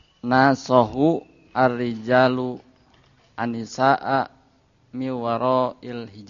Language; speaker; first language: Arabic; non-native, learner; Indonesian